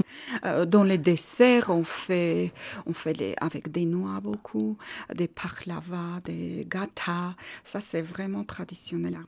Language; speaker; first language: French; non-native, learner; Armenian